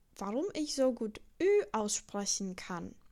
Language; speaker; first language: German; non-native, fluent; Czech